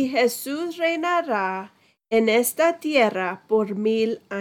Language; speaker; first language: Spanish; non-native, fluent; English